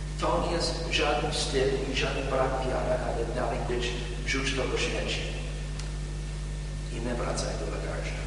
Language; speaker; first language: Polish; non-native, learner; English